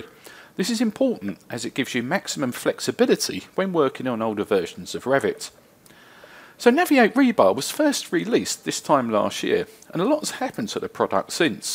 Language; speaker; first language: English; native; English